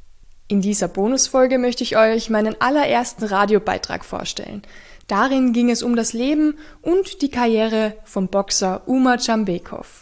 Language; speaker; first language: German; native; German